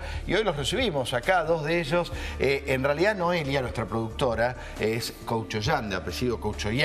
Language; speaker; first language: Spanish; native; Spanish